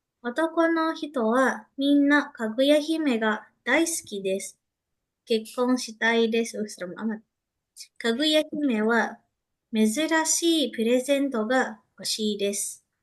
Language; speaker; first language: Japanese; non-native, learner; Indonesian